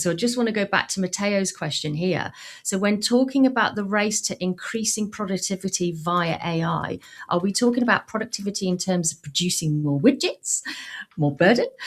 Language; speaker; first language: English; native; English